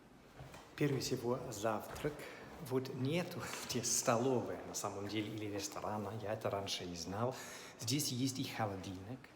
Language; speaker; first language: Russian; non-native, fluent; English